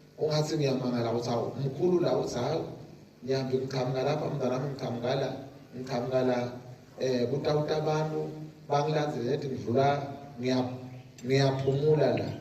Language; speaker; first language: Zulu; non-native, local second language; Swati